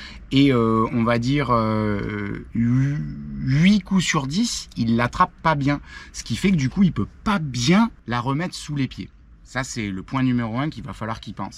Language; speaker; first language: French; native; French